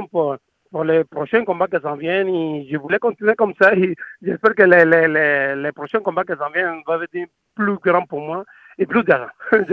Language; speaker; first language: French; non-native, learner; Spanish